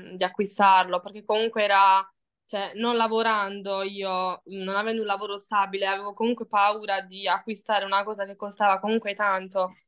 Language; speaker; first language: Italian; native; Italian